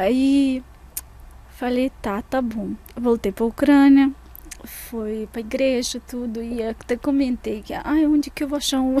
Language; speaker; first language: Portuguese; non-native, fluent; Russian